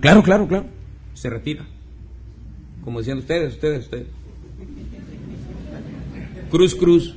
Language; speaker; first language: Spanish; native; Spanish